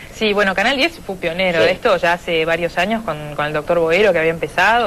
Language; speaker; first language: Spanish; native; Spanish